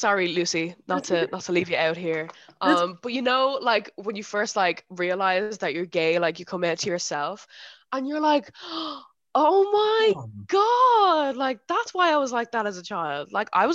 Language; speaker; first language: English; native; English